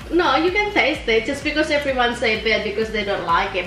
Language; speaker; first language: English; non-native, fluent; Indonesian